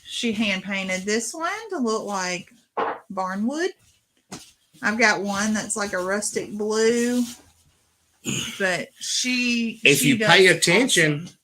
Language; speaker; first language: English; native; English